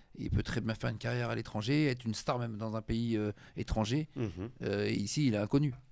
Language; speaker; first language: French; native; French